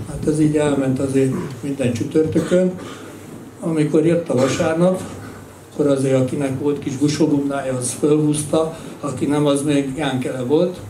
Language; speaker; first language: Hungarian; non-native, local second language; Croatian